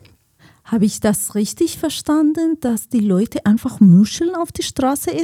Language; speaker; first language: German; non-native, fluent; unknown